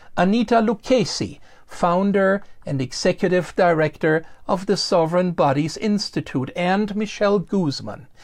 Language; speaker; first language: English; non-native, fluent; German